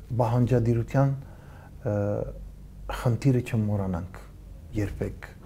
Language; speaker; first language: Armenian; early bilingual, heritage; Armenian